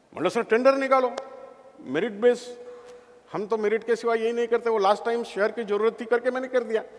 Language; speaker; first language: Hindi; non-native, local second language; Marathi